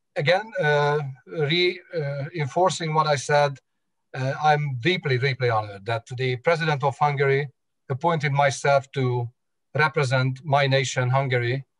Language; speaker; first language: English; non-native, fluent; Hungarian